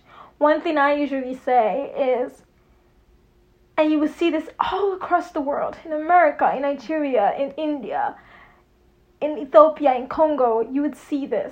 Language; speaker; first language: English; non-native, local second language; Yoruba